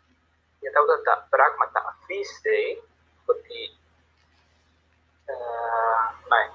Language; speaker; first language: Greek; non-native, learner; Spanish